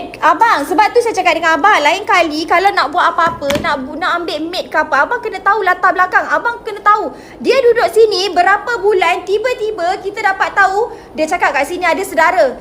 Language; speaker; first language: Malay; native; Malay